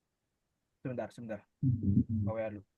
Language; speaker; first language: Indonesian; native; Indonesian